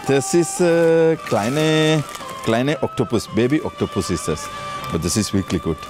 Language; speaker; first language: German; non-native, learner; Malayalam